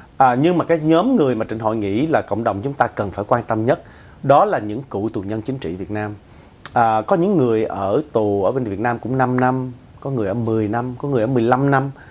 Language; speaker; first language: Vietnamese; early bilingual, other home language; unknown